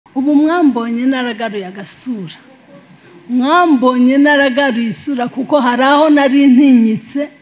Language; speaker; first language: Kinyarwanda; native; Kinyarwanda